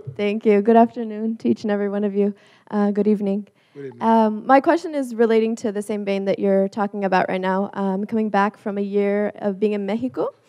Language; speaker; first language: English; native; English